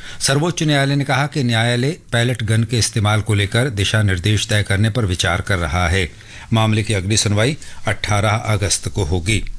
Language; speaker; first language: Hindi; native; Hindi